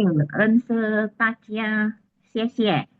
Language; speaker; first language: Chinese; non-native, learner; Indonesian